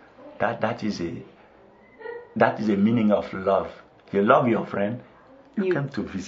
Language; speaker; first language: English; non-native, local second language; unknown